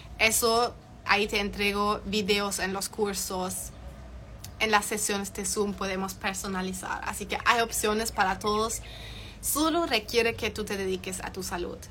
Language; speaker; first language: Spanish; non-native, fluent; German